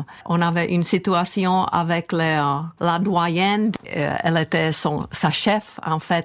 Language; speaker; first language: French; non-native, fluent; Czech